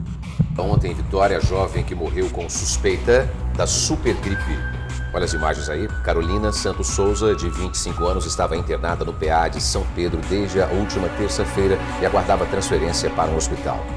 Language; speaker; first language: Portuguese; native; Portuguese